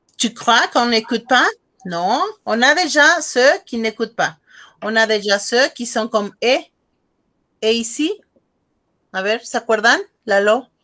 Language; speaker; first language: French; non-native, fluent; Spanish